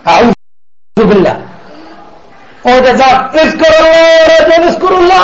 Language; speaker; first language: German; non-native, fluent; Arabic